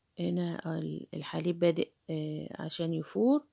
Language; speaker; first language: Arabic; native; Arabic